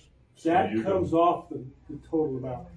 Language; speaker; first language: English; native; English